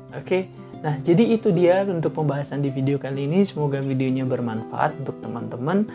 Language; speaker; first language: Indonesian; non-native, local second language; Balinese